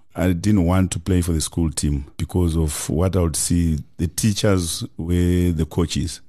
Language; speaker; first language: English; non-native, local second language; Shona